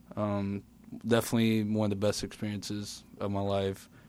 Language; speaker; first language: English; native; English